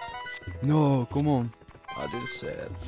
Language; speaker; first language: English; non-native, fluent; Dutch